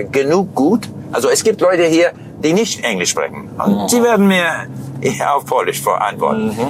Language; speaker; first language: German; non-native, fluent; English